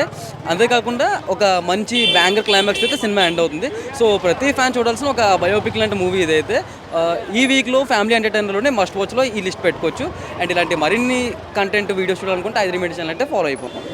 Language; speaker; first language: Telugu; native; Telugu